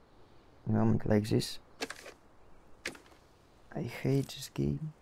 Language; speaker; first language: English; non-native, learner; Russian